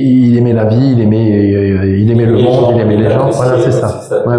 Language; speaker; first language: French; native; French